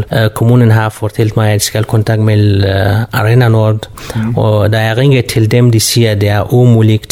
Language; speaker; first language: Danish; non-native, learner; Kurdish